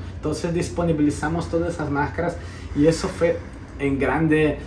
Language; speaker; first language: Spanish; early bilingual, heritage; Spanish